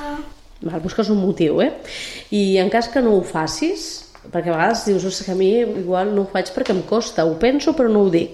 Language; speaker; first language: Catalan; native; Catalan